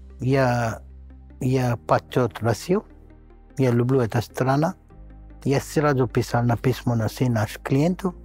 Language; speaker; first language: Russian; non-native, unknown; Hindi